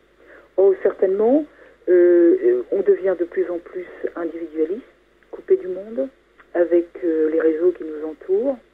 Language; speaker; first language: French; native; French